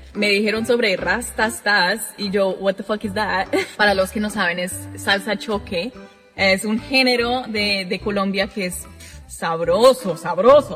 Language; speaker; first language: Spanish; non-native, fluent; English